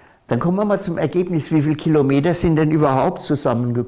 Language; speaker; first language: German; native; German